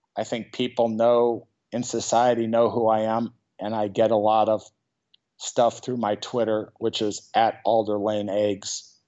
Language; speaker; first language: English; native; English